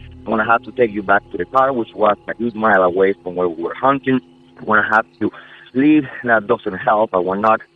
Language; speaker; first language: English; non-native, fluent; Spanish